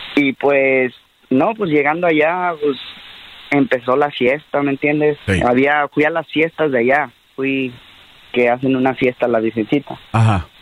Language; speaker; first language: Spanish; early bilingual, heritage; Spanish